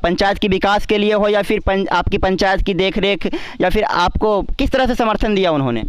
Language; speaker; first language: Hindi; native; Hindi